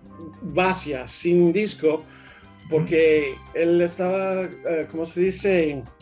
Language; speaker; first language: Spanish; early bilingual, heritage; English